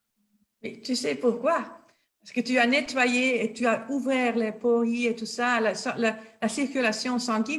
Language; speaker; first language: French; non-native, local second language; Dutch